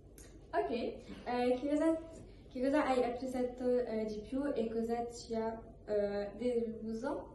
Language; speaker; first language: Italian; non-native, learner; French